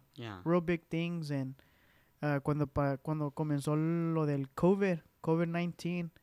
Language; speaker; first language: Spanish; early bilingual, heritage; Spanish